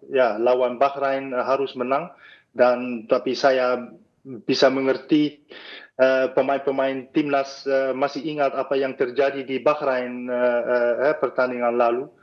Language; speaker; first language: Indonesian; non-native, fluent; Dutch